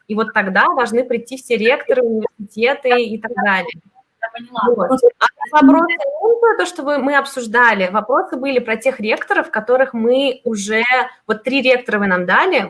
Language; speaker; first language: Russian; native; Russian